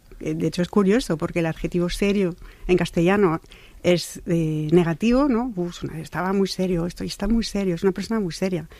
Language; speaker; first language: Spanish; non-native, fluent; French